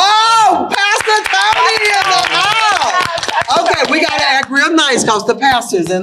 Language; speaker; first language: English; native; English